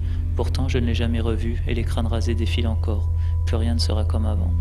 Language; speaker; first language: French; native; French